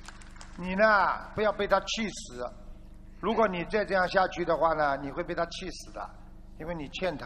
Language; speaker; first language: Chinese; native; Chinese